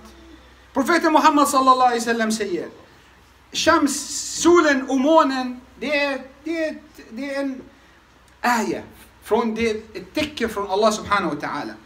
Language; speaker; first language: Swedish; non-native, fluent; Arabic